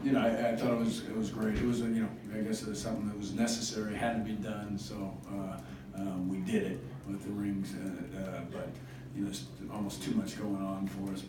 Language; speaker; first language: English; native; English